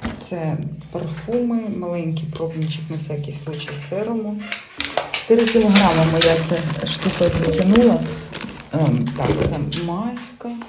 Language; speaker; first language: Ukrainian; native; Ukrainian